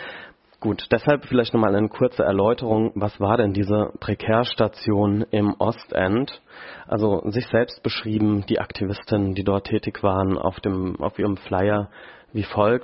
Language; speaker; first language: German; native; German